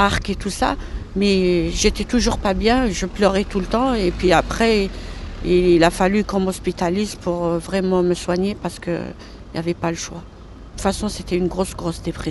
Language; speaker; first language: French; non-native, local second language; Arabic